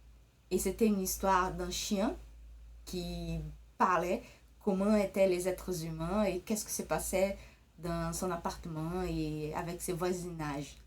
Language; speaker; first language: French; early bilingual, other home language; Portuguese